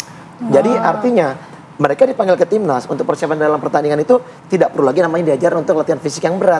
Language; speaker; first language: Indonesian; native; Indonesian